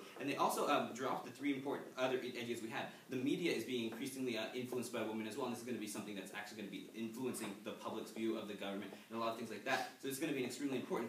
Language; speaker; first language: English; native; English